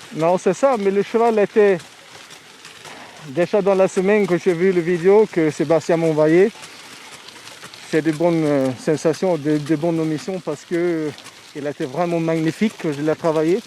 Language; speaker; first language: French; non-native, fluent; Swedish